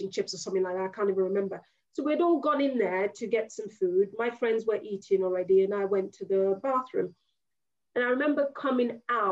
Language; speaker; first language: English; non-native, local second language; Yoruba